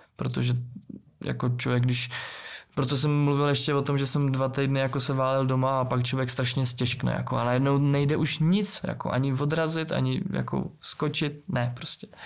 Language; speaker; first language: Czech; native; Czech